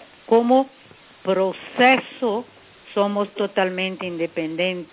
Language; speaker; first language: Spanish; non-native, fluent; Portuguese